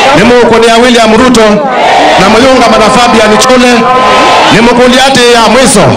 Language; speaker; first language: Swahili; non-native, local second language; Kamba